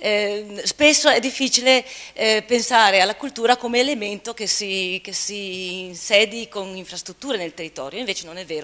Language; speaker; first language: Italian; native; Italian